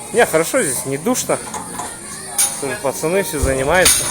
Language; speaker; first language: Russian; native; Russian